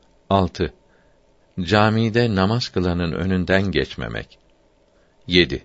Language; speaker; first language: Turkish; native; Turkish